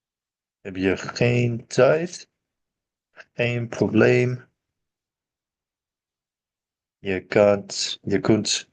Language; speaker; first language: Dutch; non-native, learner; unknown